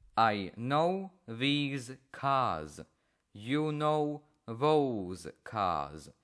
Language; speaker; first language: English; non-native, fluent; Polish